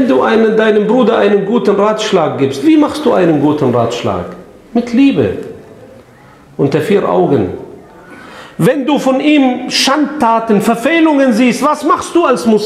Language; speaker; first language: German; non-native, fluent; Arabic